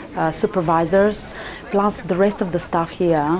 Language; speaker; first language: English; non-native, fluent; Chinese